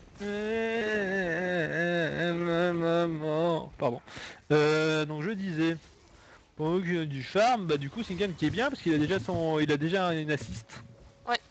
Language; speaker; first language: French; native; French